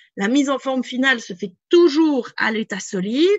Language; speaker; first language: French; native; French